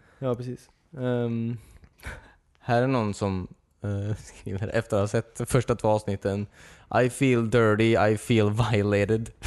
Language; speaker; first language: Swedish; native; Swedish